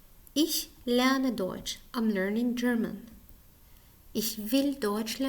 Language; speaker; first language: German; non-native, learner; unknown